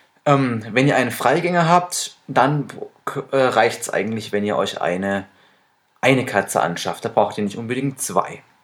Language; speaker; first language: German; native; German